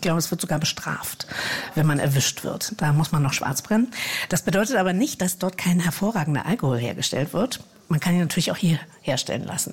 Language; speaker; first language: German; native; German